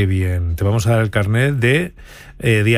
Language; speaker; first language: Spanish; native; Spanish